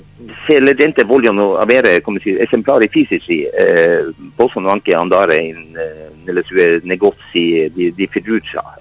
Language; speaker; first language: Italian; non-native, fluent; Norwegian